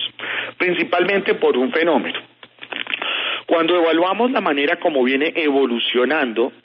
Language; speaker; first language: Spanish; native; Spanish